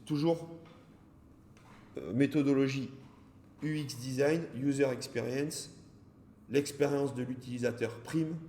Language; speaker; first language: French; native; French